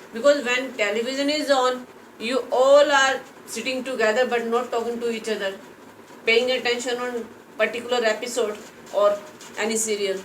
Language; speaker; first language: English; non-native, local second language; Hindi